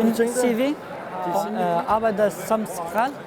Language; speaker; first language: Danish; non-native, learner; Arabic